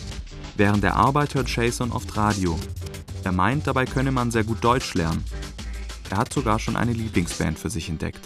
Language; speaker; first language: German; native; German